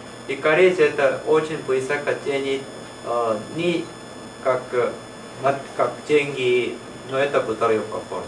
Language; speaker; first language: Russian; non-native, learner; Korean